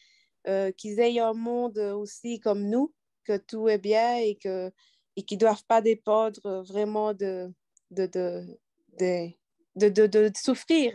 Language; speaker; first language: French; non-native, fluent; Quechua